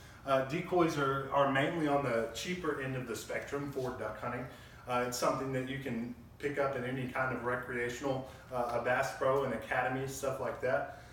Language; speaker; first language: English; native; English